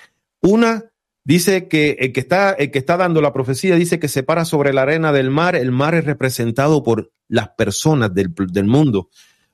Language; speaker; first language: Spanish; native; Spanish